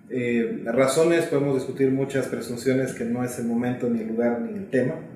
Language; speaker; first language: Spanish; native; Spanish